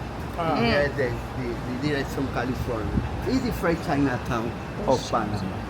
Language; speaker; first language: English; non-native, learner; Spanish